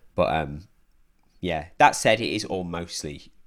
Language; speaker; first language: English; native; English